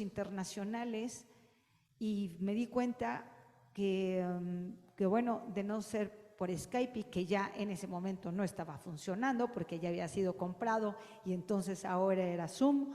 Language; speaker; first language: Spanish; native; Spanish